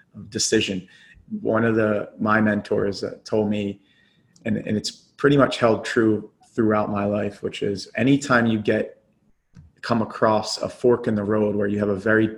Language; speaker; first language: English; native; English